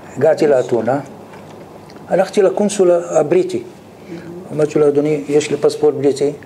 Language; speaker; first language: Hebrew; non-native, fluent; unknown